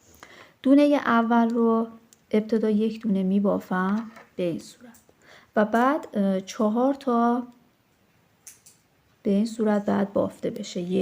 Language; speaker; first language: Persian; native; Persian